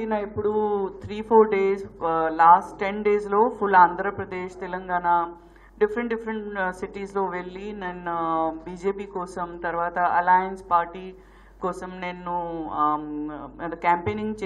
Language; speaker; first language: Telugu; non-native, learner; Gujarati